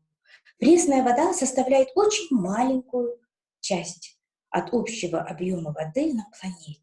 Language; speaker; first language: Russian; non-native, local second language; Kazakh